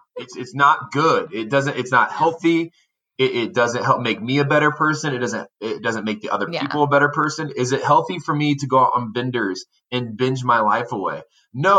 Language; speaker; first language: English; native; English